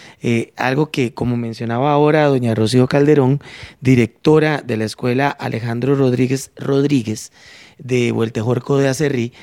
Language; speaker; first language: Spanish; native; Spanish